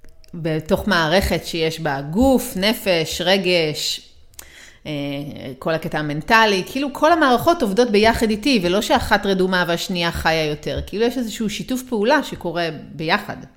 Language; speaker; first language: Hebrew; native; Hebrew